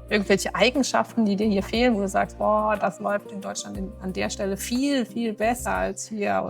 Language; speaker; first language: German; native; German